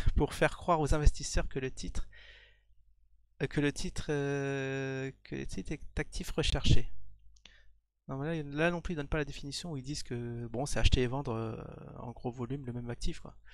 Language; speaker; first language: French; native; French